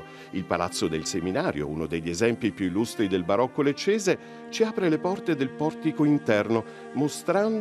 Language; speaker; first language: Italian; native; Italian